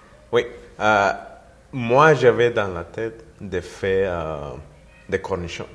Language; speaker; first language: French; non-native, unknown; Spanish